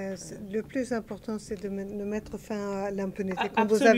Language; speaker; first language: French; non-native, learner; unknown